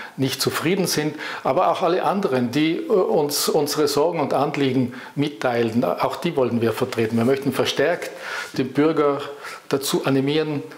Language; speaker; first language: German; native; German